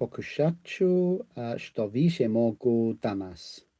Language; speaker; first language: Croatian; non-native, learner; English